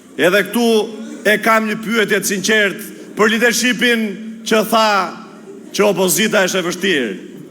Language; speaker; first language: Albanian; native; Albanian